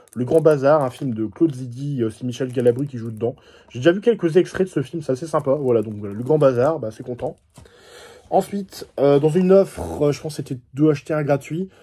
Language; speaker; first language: French; native; French